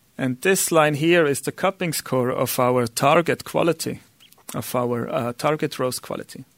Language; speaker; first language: English; non-native, fluent; German